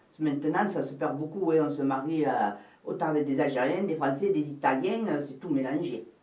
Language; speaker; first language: French; native; French